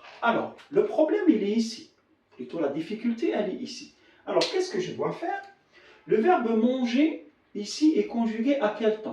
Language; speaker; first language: French; non-native, local second language; Arabic